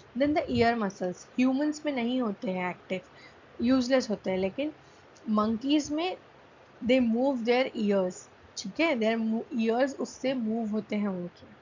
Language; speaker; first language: Hindi; non-native, local second language; Marathi